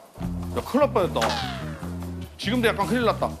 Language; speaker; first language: Korean; native; Korean